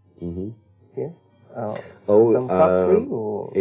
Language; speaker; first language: English; non-native, learner; Japanese